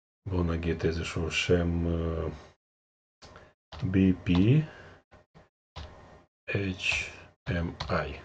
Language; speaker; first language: Hebrew; non-native, fluent; Russian